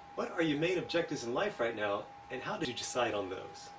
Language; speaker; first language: English; native; English